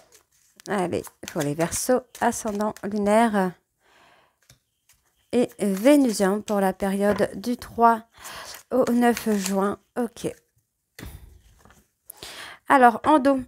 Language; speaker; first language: French; native; French